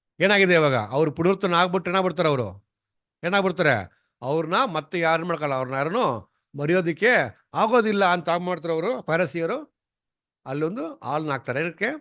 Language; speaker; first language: Kannada; non-native, local second language; Tamil